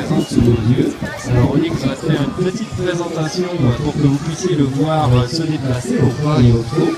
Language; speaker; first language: French; native; French